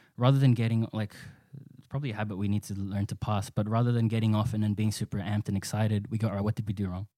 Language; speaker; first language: English; native; English